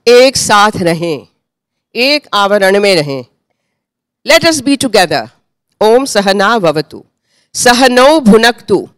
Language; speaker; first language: Hindi; non-native, local second language; Gujarati